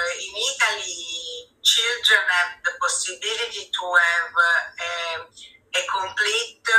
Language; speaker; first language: English; non-native, fluent; Italian